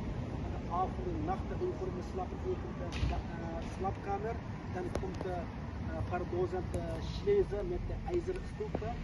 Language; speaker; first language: Dutch; non-native, learner; Uyghur